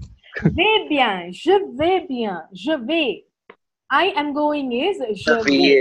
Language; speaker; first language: French; non-native, fluent; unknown